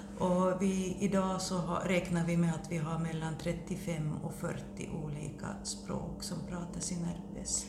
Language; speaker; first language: Swedish; native; Swedish